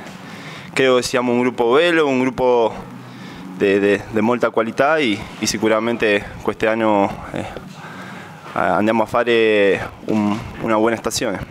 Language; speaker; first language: Italian; non-native, fluent; Spanish